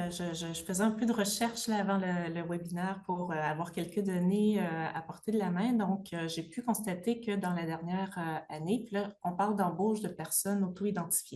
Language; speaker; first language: French; native; French